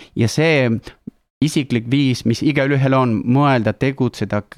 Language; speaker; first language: Estonian; non-native, fluent; Spanish